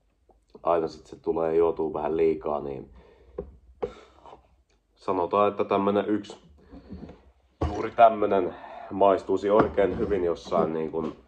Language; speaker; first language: Finnish; native; Finnish